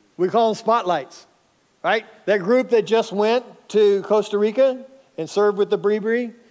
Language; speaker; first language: English; native; English